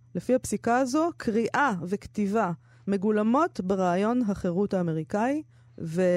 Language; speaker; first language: Hebrew; native; Hebrew